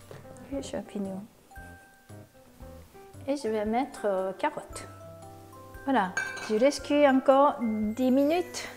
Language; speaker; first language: French; non-native, fluent; Japanese